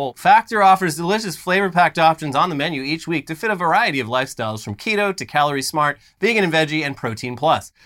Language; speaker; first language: English; native; English